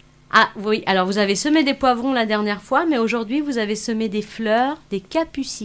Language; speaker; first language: French; native; French